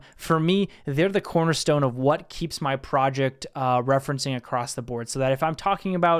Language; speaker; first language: English; native; English